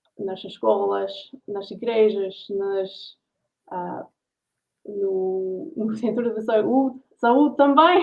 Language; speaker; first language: Portuguese; non-native, learner; English